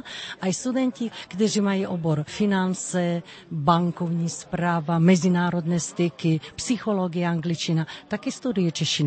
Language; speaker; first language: Czech; non-native, fluent; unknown